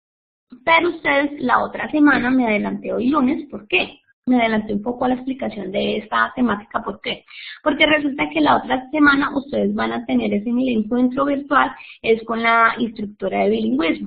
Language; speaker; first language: Spanish; native; Spanish